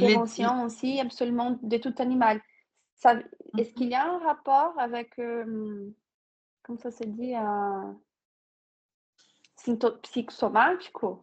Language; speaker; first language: French; non-native, fluent; Portuguese